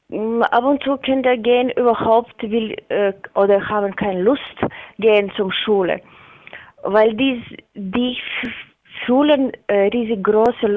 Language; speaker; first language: German; non-native, learner; Latvian